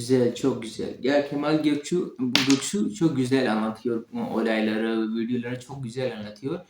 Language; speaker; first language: Turkish; non-native, learner; Urdu